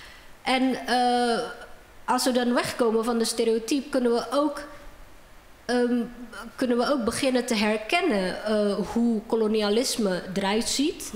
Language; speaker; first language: Dutch; non-native, fluent; Indonesian